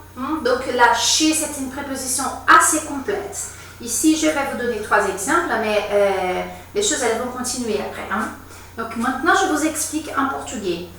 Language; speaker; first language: French; non-native, fluent; Portuguese